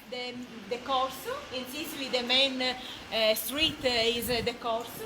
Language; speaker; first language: English; non-native, fluent; Italian